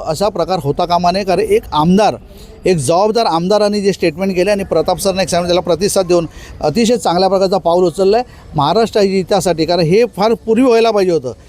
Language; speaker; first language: Marathi; native; Marathi